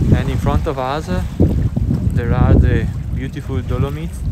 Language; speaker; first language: English; non-native, fluent; Italian